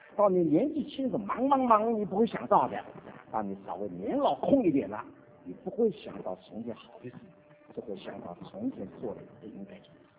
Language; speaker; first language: Chinese; native; Chinese